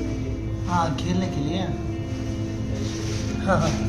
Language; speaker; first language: Hindi; non-native, local second language; Malayalam